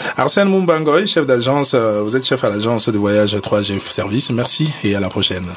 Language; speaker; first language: French; non-native, local second language; Lingala